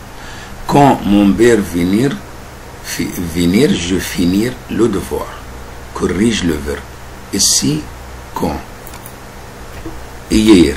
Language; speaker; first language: French; non-native, fluent; Arabic